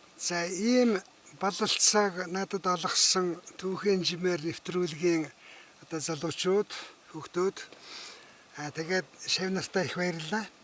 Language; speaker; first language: Mongolian; native; Mongolian